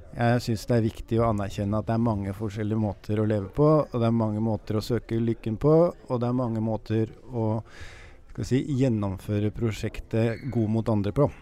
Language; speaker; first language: Norwegian; native; Norwegian